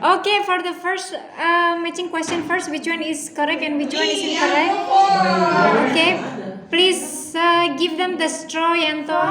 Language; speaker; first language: English; non-native, fluent; Indonesian